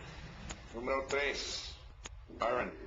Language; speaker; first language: Spanish; non-native, learner; English